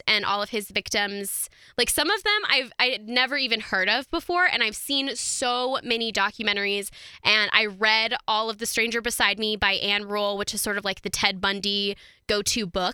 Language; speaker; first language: English; native; English